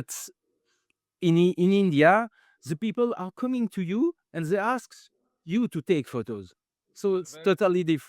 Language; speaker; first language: English; non-native, fluent; French